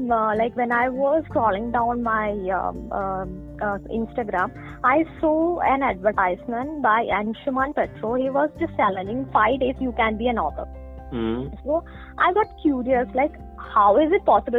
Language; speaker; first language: English; non-native, local second language; Malayalam